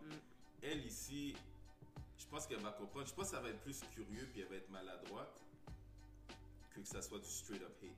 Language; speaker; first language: French; early bilingual, heritage; French